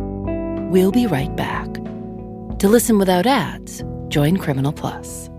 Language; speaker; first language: English; native; English